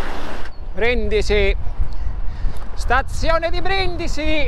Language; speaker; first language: Italian; native; Italian